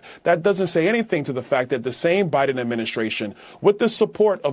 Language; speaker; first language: English; native; English